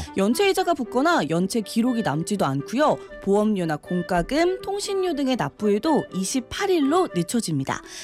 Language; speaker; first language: Korean; native; Korean